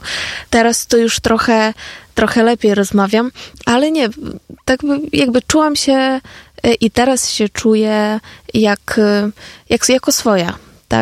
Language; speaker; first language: Polish; non-native, fluent; Ukrainian